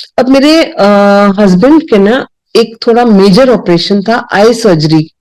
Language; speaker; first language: Hindi; non-native, local second language; Punjabi